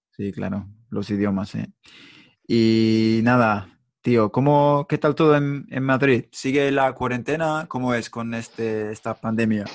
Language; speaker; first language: Spanish; non-native, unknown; English